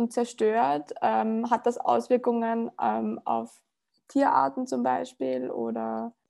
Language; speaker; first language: German; native; German